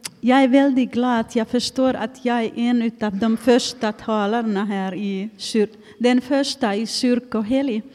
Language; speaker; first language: Swedish; non-native, fluent; Finnish